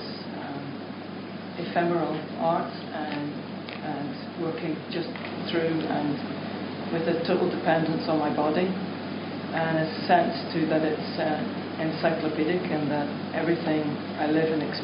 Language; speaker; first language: English; native; English